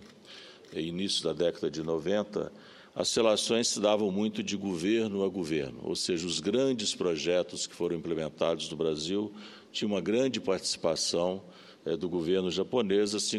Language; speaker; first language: Portuguese; native; Portuguese